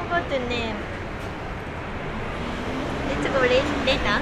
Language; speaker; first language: English; non-native, learner; Japanese